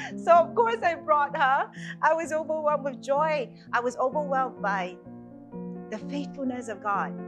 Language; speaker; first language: English; non-native, local second language; Chinese